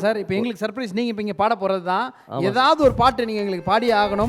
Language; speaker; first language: Tamil; native; Tamil